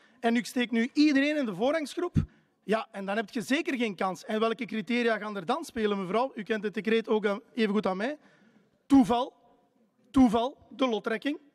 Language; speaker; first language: Dutch; native; Dutch